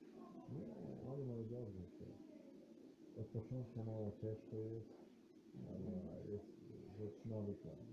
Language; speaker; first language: Polish; non-native, learner; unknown